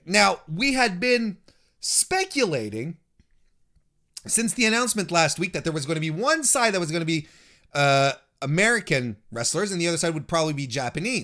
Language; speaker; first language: English; native; English